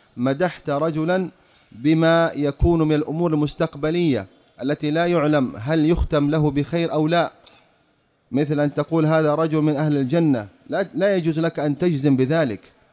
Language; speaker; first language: Arabic; native; Arabic